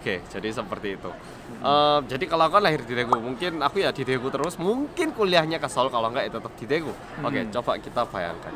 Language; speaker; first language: Indonesian; early bilingual, other home language; Korean